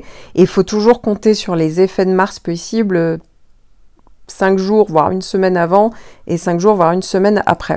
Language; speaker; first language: French; native; French